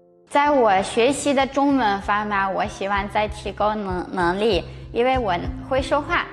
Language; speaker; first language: Chinese; non-native, fluent; Ukrainian